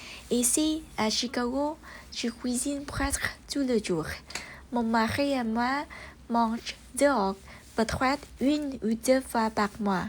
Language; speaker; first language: French; non-native, learner; Vietnamese